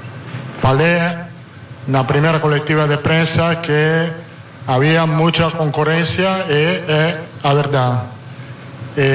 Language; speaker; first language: Portuguese; non-native, fluent; Italian